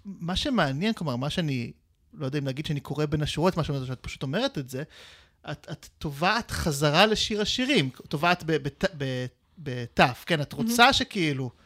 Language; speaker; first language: Hebrew; native; Hebrew